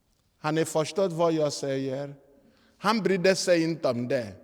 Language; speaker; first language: Swedish; non-native, fluent; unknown